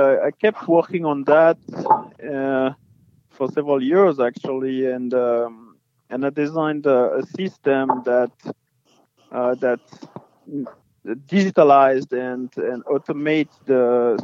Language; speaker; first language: English; non-native, fluent; French